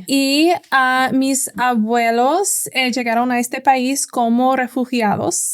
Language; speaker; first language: Spanish; non-native, fluent; English